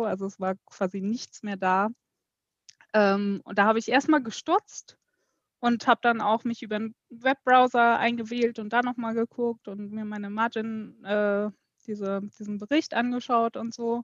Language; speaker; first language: German; native; German